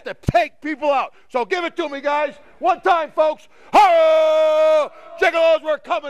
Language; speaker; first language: English; native; English